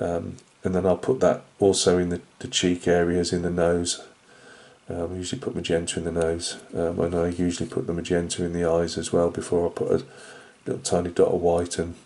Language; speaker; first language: English; native; English